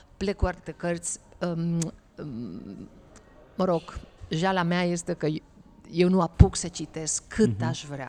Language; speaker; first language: Romanian; non-native, fluent; Spanish